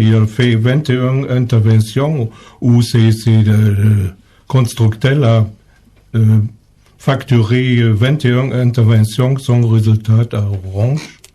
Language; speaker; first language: French; non-native, learner; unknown